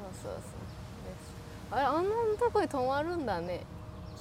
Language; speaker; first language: Japanese; non-native, learner; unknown